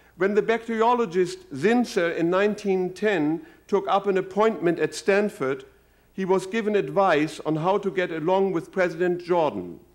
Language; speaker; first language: English; non-native, fluent; German